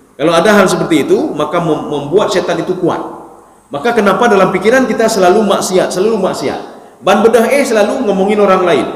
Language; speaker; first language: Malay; non-native, local second language; Achinese